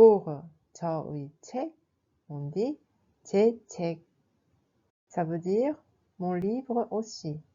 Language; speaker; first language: French; non-native, fluent; Korean